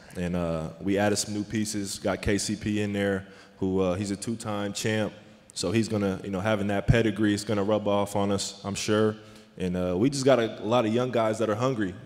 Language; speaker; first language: English; native; English